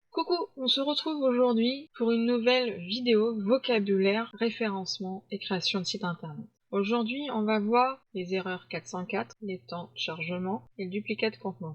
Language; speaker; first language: French; native; French